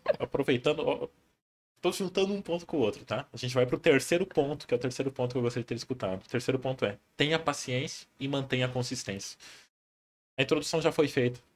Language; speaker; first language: Portuguese; native; Portuguese